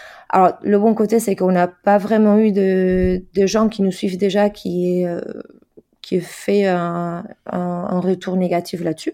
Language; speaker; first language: French; non-native, fluent; Spanish